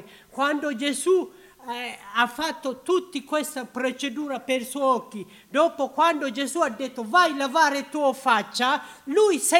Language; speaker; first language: Italian; non-native, learner; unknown